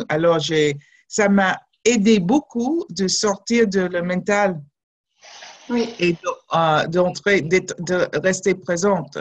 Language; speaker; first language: French; non-native, fluent; English